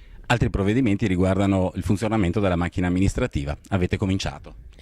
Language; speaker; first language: Italian; native; Italian